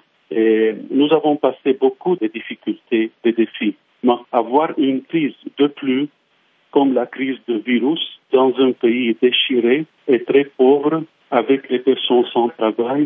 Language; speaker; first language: French; non-native, fluent; Arabic